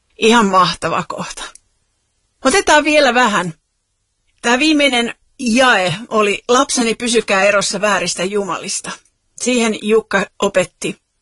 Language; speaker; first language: Finnish; native; Finnish